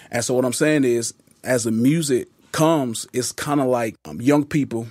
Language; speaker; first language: English; native; English